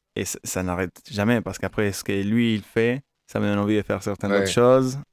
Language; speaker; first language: French; non-native, fluent; Spanish